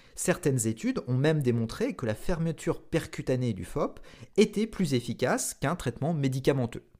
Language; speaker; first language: French; native; French